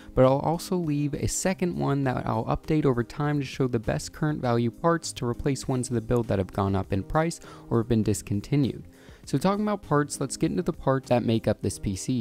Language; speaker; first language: English; native; English